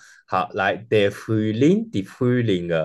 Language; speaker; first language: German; non-native, fluent; Chinese